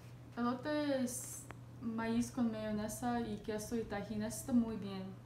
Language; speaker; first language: Spanish; non-native, learner; English